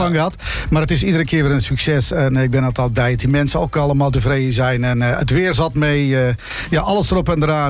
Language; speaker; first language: Dutch; native; Dutch